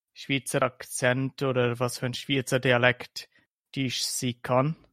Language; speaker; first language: German; early bilingual, other home language; Slovak